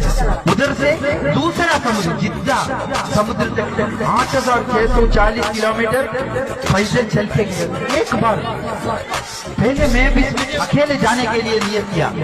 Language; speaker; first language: Hindi; non-native, local second language; Malayalam